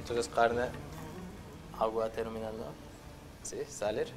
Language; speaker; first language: Spanish; non-native, learner; Turkish